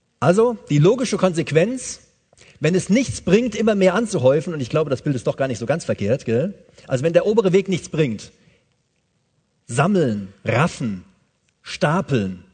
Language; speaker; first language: German; native; German